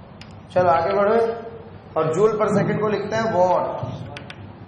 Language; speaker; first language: Hindi; native; Hindi